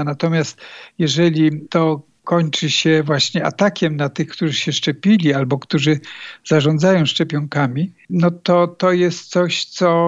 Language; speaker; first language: Polish; native; Polish